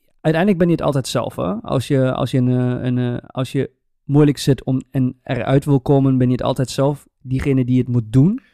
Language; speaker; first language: Dutch; native; Dutch